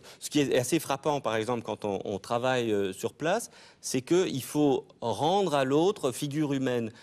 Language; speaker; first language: French; native; French